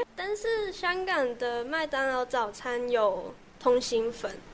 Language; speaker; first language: Chinese; non-native, local second language; Cantonese